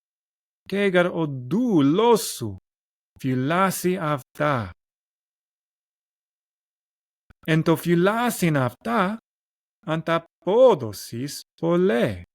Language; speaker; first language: Greek; non-native, learner; English